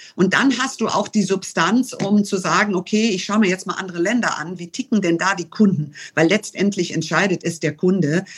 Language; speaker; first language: German; early bilingual, other home language; English